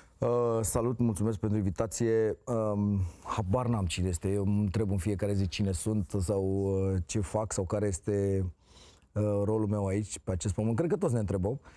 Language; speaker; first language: Romanian; native; Romanian